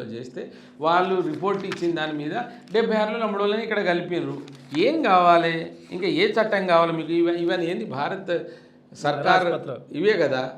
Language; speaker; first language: Telugu; non-native, local second language; Lambadi